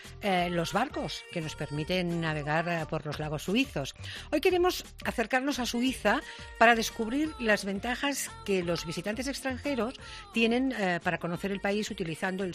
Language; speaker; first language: Spanish; native; Spanish